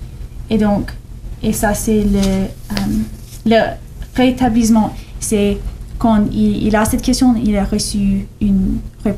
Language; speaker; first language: French; non-native, learner; English